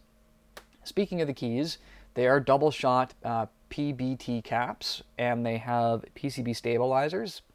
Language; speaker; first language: English; native; English